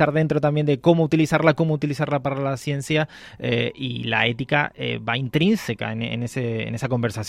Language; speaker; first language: Spanish; native; Spanish